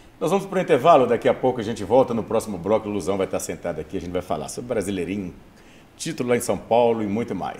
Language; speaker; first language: Portuguese; native; Portuguese